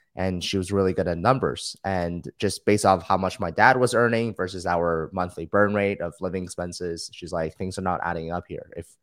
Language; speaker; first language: English; early bilingual, other home language; Chinese